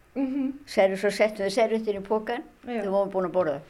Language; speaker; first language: Icelandic; native; Icelandic